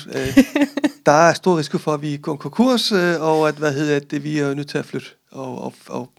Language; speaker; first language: Danish; early bilingual, other home language; Icelandic